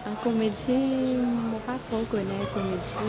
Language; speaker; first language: French; non-native, local second language; Morisyen